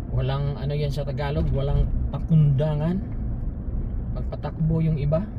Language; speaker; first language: Filipino; non-native, local second language; Aklanon